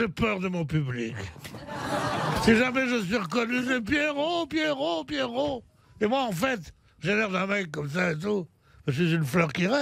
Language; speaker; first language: French; native; French